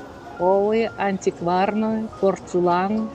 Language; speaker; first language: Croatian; non-native, fluent; Russian